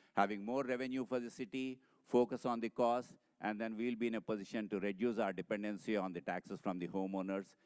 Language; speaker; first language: English; non-native, local second language; Telugu